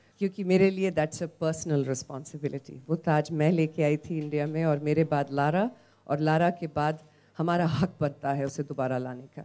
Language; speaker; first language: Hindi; native; Hindi